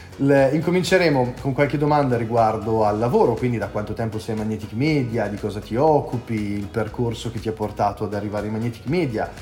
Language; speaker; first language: Italian; native; Italian